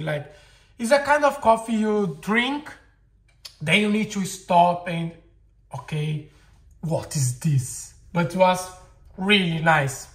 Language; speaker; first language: English; non-native, learner; Portuguese